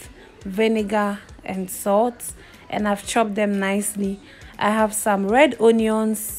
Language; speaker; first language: English; non-native, local second language; Akan